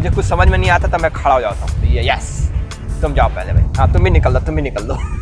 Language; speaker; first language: Hindi; native; Hindi